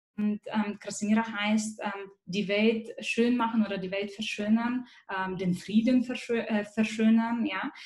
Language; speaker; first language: German; non-native, fluent; Bulgarian